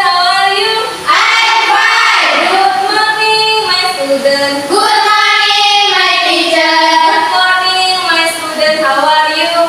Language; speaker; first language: English; non-native, learner; Indonesian